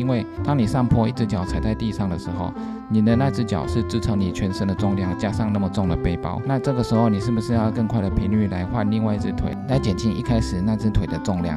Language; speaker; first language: Chinese; native; Chinese